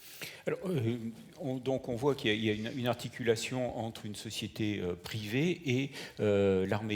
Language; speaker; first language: French; native; French